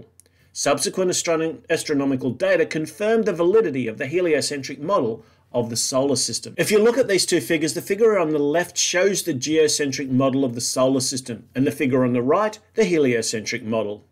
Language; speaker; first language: English; native; English